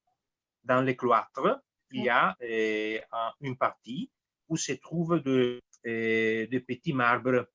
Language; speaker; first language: French; non-native, fluent; Italian